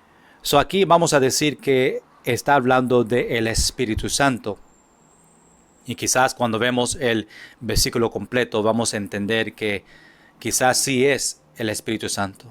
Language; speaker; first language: Spanish; non-native, fluent; English